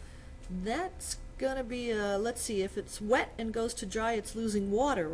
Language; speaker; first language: English; native; English